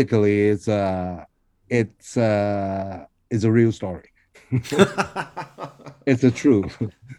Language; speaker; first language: English; non-native, local second language; Cantonese